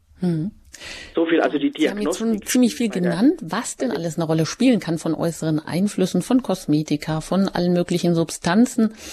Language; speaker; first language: German; native; German